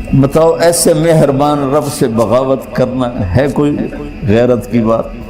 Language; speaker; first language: Urdu; non-native, local second language; Punjabi